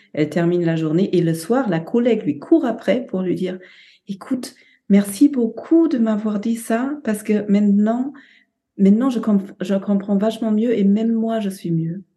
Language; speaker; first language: French; non-native, fluent; German